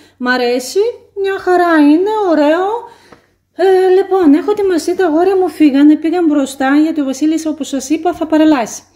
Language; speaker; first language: Greek; native; Greek